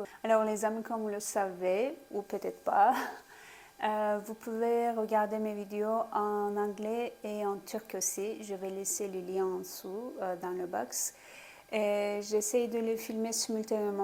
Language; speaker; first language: French; non-native, fluent; Turkish